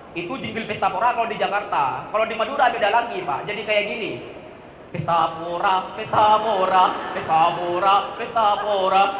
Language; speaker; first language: Indonesian; non-native, local second language; Madurese